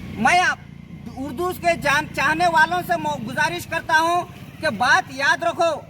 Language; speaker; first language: Hindi; non-native, local second language; Urdu